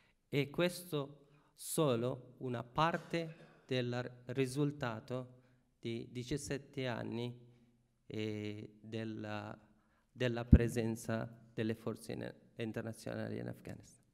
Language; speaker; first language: Italian; non-native, fluent; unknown